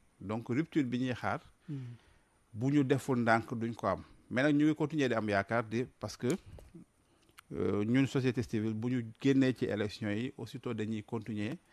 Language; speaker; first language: Wolof; native; Wolof